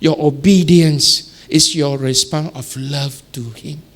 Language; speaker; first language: English; non-native, local second language; Malay